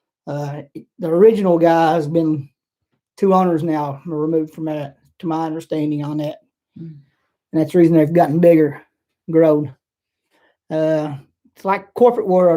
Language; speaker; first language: English; native; English